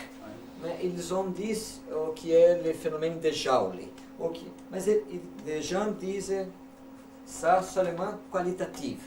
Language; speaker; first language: French; non-native, learner; Portuguese